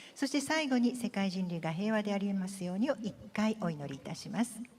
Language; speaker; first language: Japanese; native; Japanese